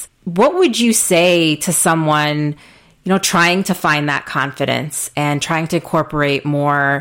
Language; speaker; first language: English; native; English